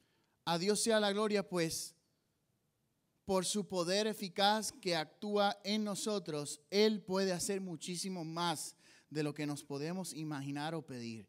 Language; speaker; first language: Spanish; native; Spanish